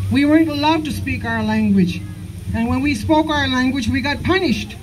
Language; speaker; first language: English; native; English